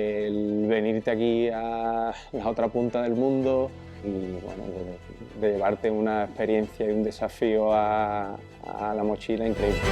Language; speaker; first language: Spanish; native; Spanish